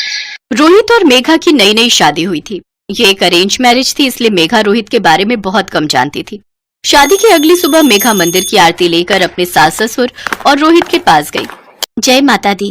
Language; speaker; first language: Hindi; native; Hindi